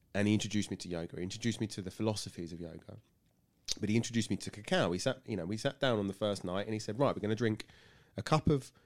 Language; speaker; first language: English; native; English